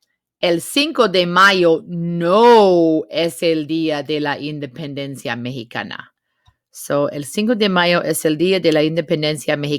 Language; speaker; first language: Spanish; non-native, fluent; English